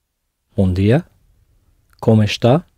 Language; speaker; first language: Portuguese; non-native, learner; English